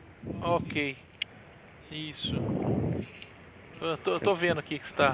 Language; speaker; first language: Spanish; non-native, learner; Portuguese